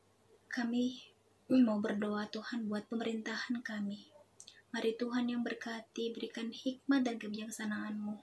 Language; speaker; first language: Indonesian; native; Indonesian